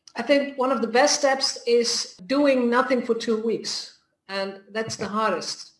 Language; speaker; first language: English; non-native, fluent; Dutch